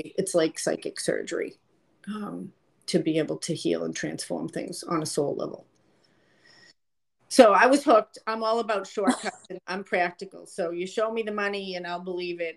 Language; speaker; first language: English; native; English